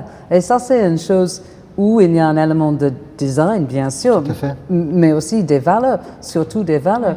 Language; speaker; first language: French; non-native, fluent; English